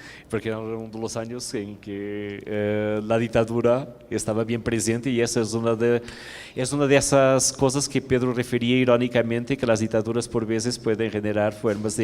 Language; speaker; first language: Spanish; non-native, fluent; Portuguese